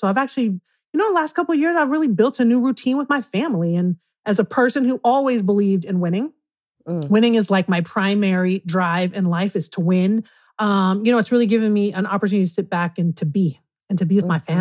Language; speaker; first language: English; native; English